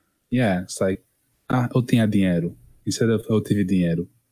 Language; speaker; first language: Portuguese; non-native, learner; English